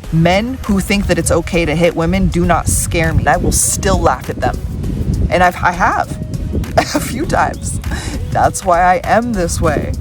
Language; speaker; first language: English; native; English